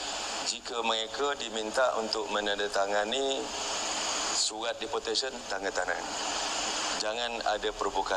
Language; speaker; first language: Malay; native; Malay